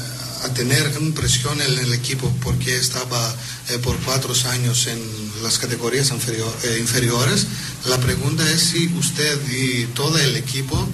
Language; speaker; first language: Spanish; non-native, fluent; Greek